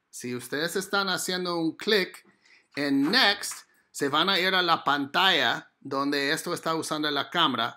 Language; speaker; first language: Spanish; non-native, fluent; English